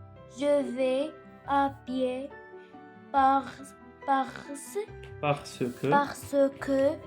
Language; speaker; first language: French; non-native, learner; Arabic